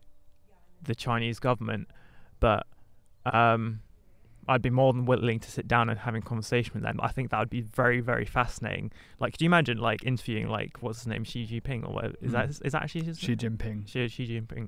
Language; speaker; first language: English; native; English